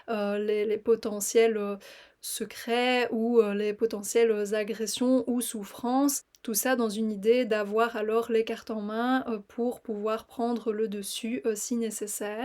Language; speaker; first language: French; native; French